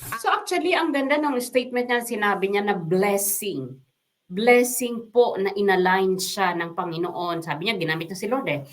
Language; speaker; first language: Filipino; non-native, local second language; Waray